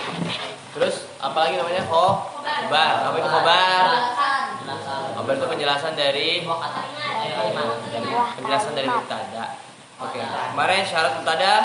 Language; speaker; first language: Indonesian; native; Indonesian